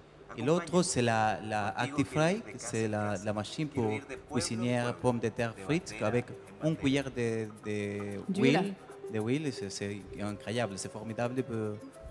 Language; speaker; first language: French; non-native, learner; Spanish